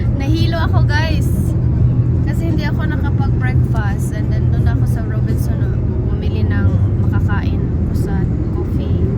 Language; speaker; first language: Filipino; non-native, local second language; Cebuano